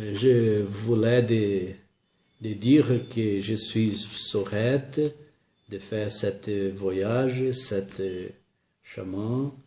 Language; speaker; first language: French; non-native, learner; Portuguese